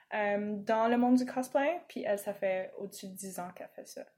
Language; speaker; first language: French; native; French